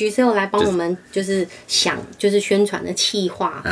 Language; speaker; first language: Chinese; native; Chinese